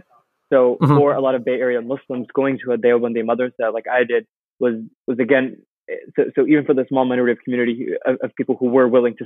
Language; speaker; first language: English; native; English